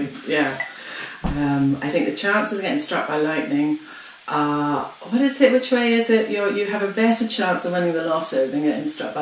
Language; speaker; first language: English; native; English